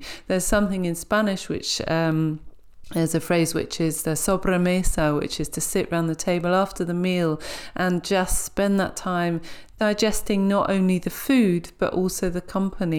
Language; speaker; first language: English; native; English